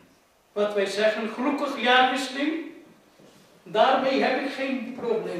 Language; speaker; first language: Dutch; non-native, fluent; Urdu